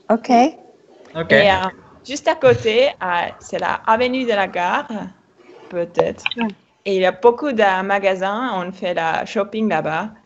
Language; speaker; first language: French; non-native, fluent; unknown